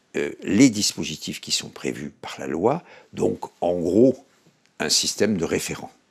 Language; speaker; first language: French; native; French